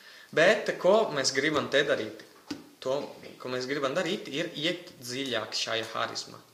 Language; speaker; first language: Latvian; non-native, fluent; Italian